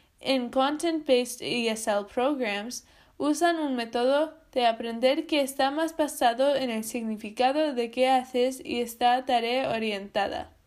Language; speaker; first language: Spanish; non-native, fluent; English